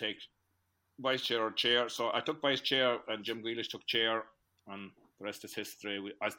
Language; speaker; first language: English; native; English